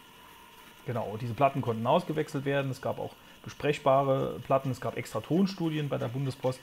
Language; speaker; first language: German; native; German